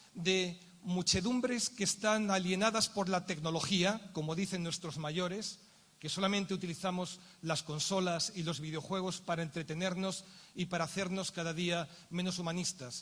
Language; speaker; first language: Spanish; native; Spanish